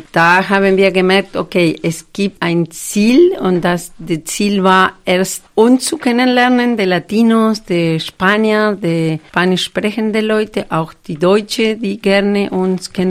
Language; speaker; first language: German; non-native, fluent; Spanish